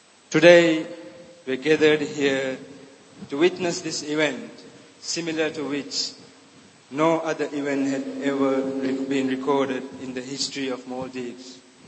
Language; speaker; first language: English; non-native, local second language; Divehi